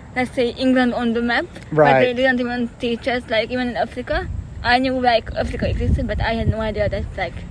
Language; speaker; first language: English; non-native, fluent; Hungarian